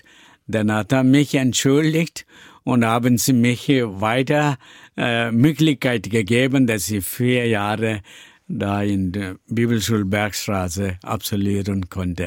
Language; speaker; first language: German; non-native, learner; Tamil